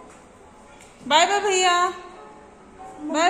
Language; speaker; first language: Hindi; native; Hindi